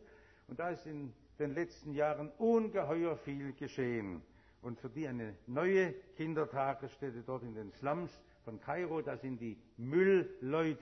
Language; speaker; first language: German; native; German